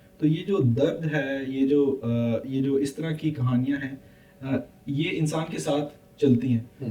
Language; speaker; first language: Urdu; native; Urdu